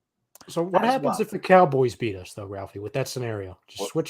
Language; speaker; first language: English; native; English